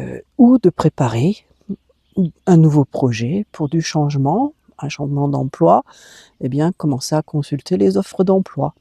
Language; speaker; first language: French; native; French